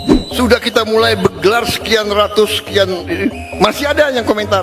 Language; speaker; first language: Indonesian; native; Indonesian